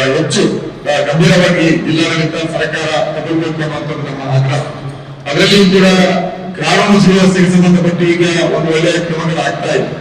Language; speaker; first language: Kannada; non-native, local second language; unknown